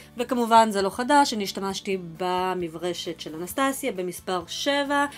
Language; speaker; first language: Hebrew; early bilingual, other home language; Russian